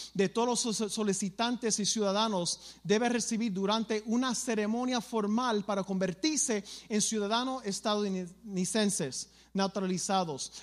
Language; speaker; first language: Spanish; early bilingual, other home language; English